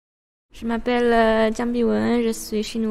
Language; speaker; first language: French; non-native, learner; Chinese